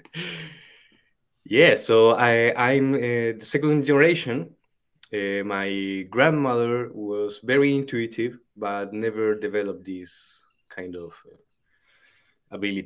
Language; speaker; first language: English; non-native, fluent; Spanish